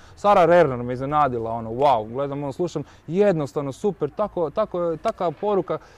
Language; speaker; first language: Croatian; native; Croatian